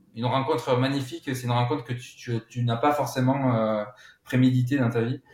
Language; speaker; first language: French; native; French